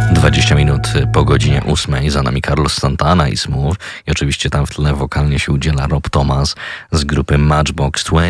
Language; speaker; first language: Polish; native; Polish